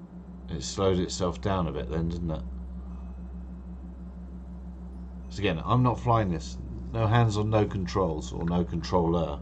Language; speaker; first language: English; native; English